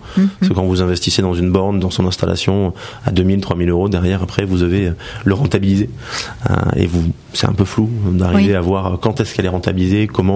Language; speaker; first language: French; native; French